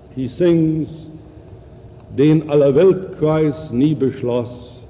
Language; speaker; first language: German; native; German